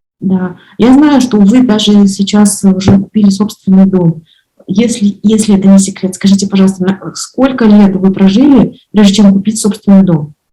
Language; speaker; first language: Russian; non-native, local second language; Kazakh